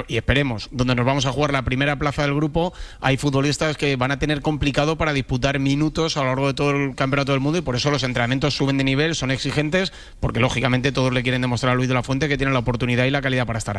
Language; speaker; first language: Spanish; native; Spanish